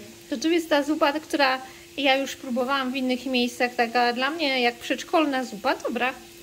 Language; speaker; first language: Polish; native; Polish